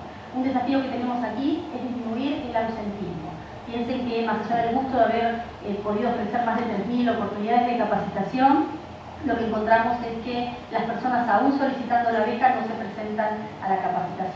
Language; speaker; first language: Spanish; native; Spanish